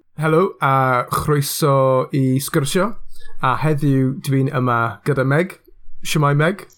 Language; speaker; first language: Welsh; non-native, local second language; English